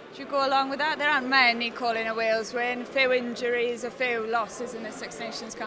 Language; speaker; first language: English; native; English